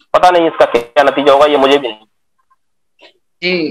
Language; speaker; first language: Hindi; native; Hindi